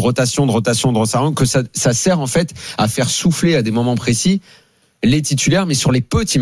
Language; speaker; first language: French; native; French